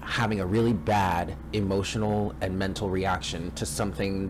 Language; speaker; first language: English; native; English